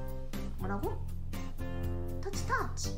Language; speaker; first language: Korean; native; Korean